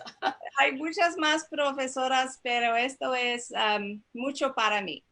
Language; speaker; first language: Spanish; non-native, learner; English